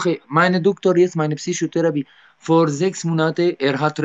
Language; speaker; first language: German; non-native, learner; Arabic